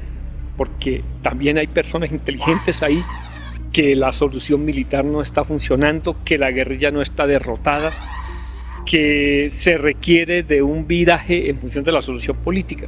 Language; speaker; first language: Spanish; native; Spanish